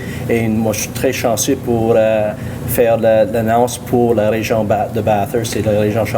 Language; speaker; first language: French; non-native, local second language; English